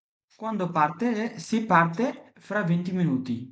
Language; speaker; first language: Italian; non-native, fluent; Bangla